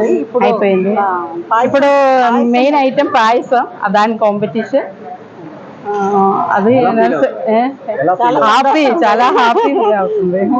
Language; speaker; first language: Telugu; non-native, local second language; Malayalam